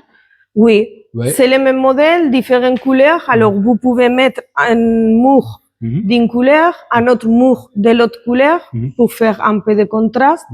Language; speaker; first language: French; non-native, learner; Spanish